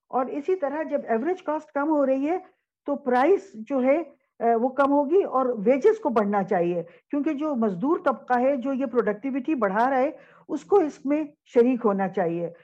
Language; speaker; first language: Urdu; native; Urdu